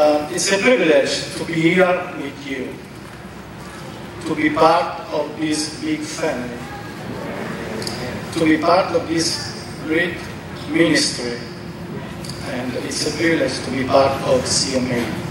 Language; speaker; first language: English; non-native, learner; Italian